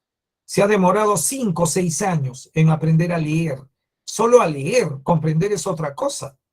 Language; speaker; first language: Spanish; native; Spanish